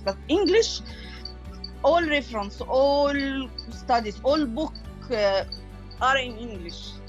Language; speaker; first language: English; non-native, learner; Arabic